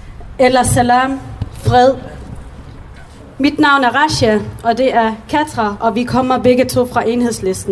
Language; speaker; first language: Danish; early bilingual, other home language; Arabic